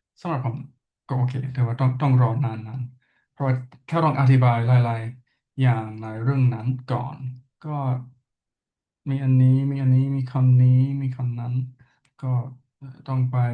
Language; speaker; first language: Thai; non-native, learner; English